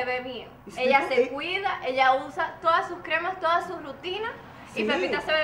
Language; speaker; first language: Spanish; native; Spanish